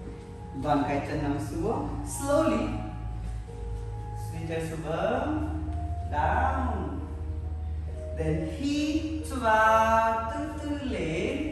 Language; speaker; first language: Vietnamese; non-native, learner; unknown